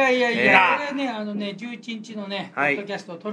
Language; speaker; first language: Japanese; native; Japanese